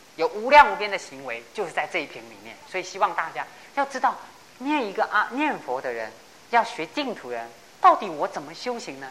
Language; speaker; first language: Chinese; non-native, local second language; Hakka Chinese